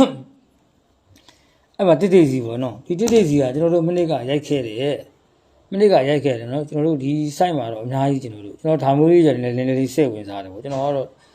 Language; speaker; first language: Burmese; native; Burmese